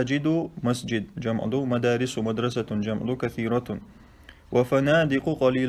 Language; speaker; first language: Arabic; non-native, fluent; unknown